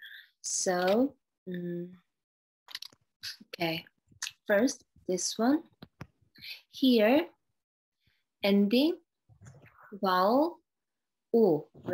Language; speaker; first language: English; non-native, learner; Korean